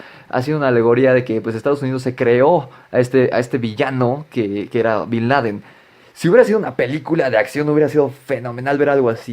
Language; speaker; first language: Spanish; native; Spanish